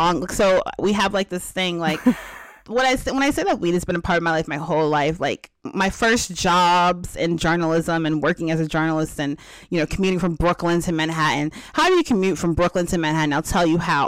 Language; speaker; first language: English; native; English